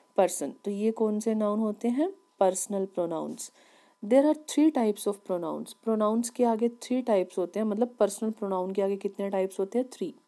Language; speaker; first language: Hindi; native; Hindi